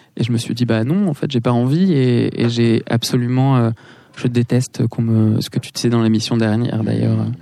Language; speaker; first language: French; native; French